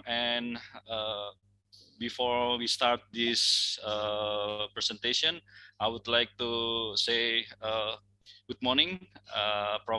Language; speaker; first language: English; non-native, fluent; Indonesian